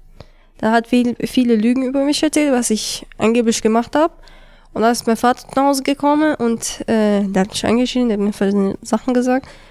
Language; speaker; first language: German; early bilingual, other home language; Chechen